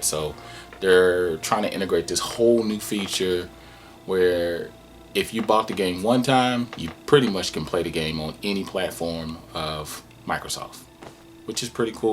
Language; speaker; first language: English; native; English